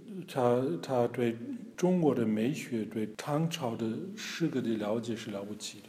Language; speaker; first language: Chinese; non-native, fluent; German